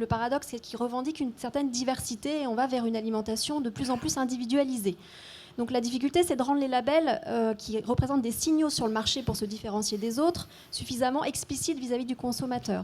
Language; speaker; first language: French; native; French